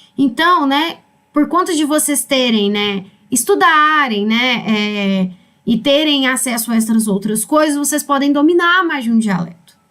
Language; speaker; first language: Portuguese; native; Portuguese